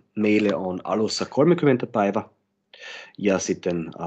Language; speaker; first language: Finnish; non-native, fluent; German